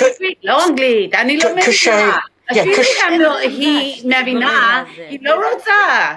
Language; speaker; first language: Hebrew; non-native, learner; English